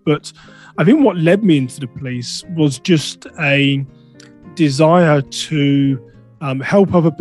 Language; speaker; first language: English; native; English